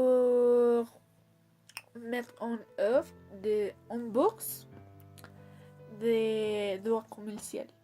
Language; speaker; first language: French; non-native, learner; Spanish